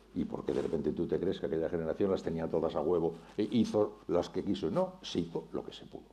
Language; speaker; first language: Spanish; native; Spanish